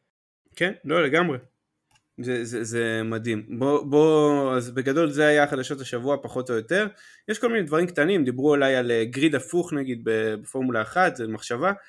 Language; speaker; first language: Hebrew; native; Hebrew